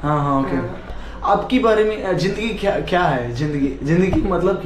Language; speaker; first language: Hindi; non-native, local second language; Kannada